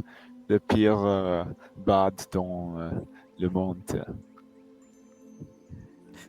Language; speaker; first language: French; non-native, learner; English